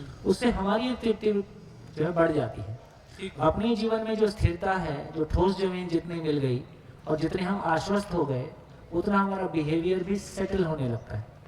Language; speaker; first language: Hindi; native; Hindi